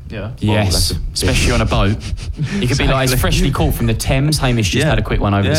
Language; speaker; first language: English; native; English